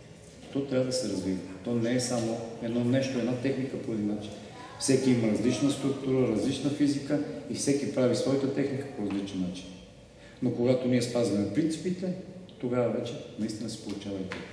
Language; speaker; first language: Bulgarian; native; Bulgarian